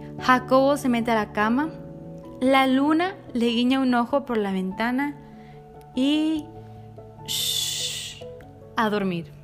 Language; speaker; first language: Spanish; native; Spanish